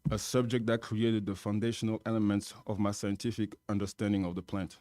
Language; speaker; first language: English; non-native, fluent; French